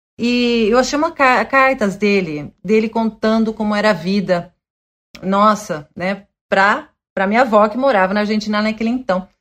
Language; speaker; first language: Portuguese; early bilingual, other home language; Spanish